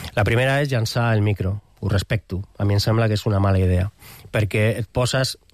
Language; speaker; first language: Catalan; non-native, local second language; Spanish